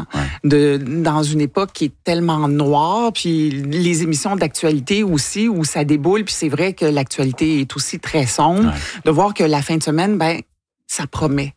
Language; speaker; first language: French; native; French